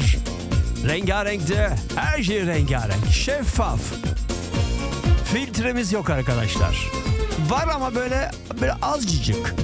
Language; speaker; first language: Turkish; native; Turkish